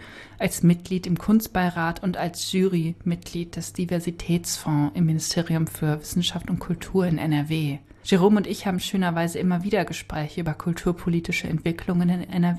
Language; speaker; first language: German; native; German